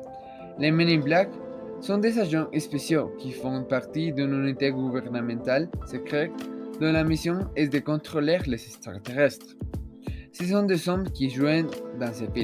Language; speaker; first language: French; non-native, learner; Spanish